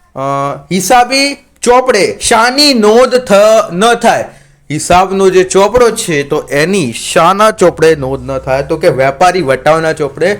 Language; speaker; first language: Gujarati; non-native, local second language; Marathi